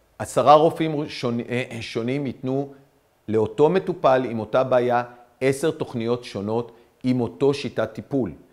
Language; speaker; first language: Hebrew; native; Hebrew